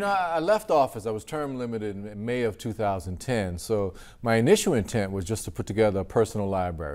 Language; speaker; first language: English; native; English